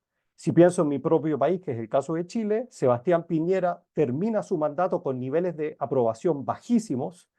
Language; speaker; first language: Spanish; native; Spanish